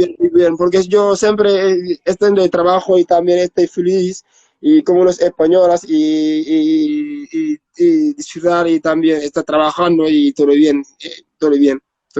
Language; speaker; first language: Spanish; non-native, learner; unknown